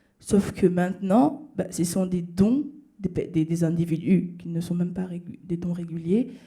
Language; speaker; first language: French; early bilingual, other home language; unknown